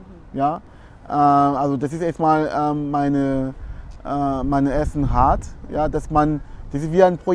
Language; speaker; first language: German; non-native, fluent; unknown